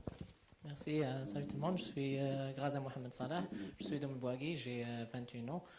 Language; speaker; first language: French; non-native, local second language; Arabic